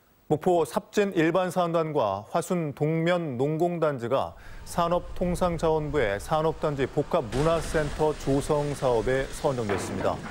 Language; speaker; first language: Korean; native; Korean